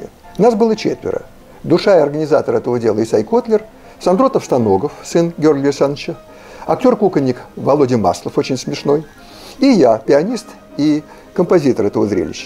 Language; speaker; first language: Russian; native; Russian